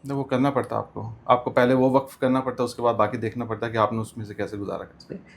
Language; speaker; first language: Urdu; native; Urdu